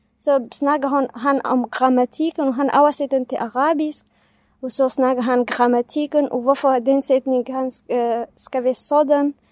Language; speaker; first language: Danish; non-native, fluent; Kurdish